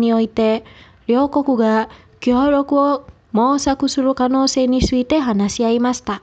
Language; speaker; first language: Japanese; non-native, fluent; Indonesian